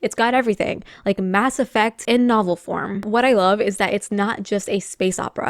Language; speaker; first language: English; native; English